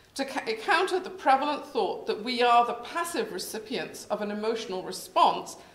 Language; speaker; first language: English; native; English